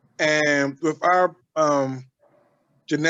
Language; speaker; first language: English; native; English